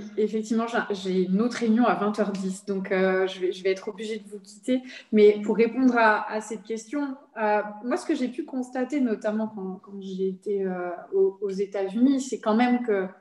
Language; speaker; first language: French; native; French